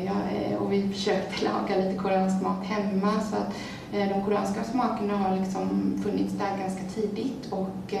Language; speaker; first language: Swedish; early bilingual, other home language; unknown